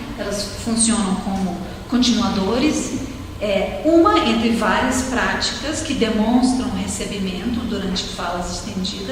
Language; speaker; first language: Portuguese; non-native, fluent; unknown